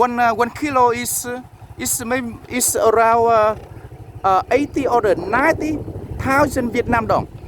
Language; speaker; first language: English; non-native, learner; Vietnamese